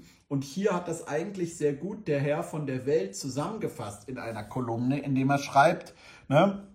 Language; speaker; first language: German; native; German